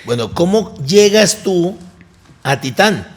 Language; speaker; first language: Spanish; native; Spanish